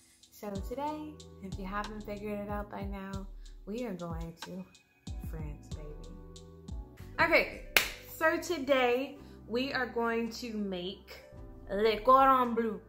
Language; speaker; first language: English; native; English